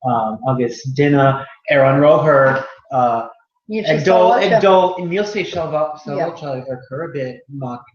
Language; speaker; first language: Irish; non-native, learner; English